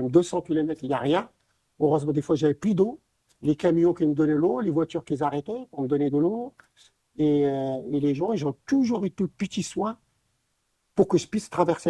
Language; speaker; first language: French; non-native, local second language; Arabic